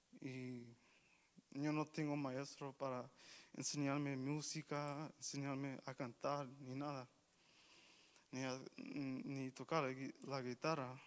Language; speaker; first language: Spanish; early bilingual, heritage; Spanish